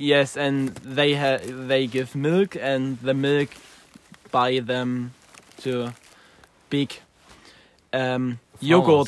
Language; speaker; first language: English; non-native, learner; German